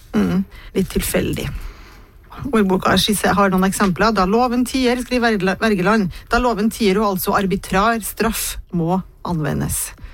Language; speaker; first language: Norwegian; native; Norwegian